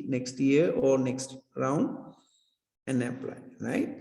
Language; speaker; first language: English; non-native, local second language; Sinhala